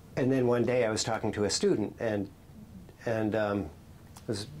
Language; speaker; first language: English; native; English